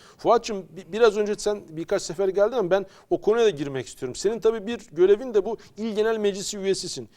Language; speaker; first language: Turkish; native; Turkish